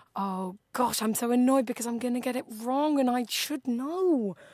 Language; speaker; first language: English; native; English